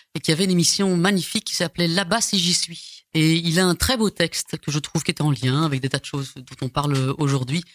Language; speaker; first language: French; native; French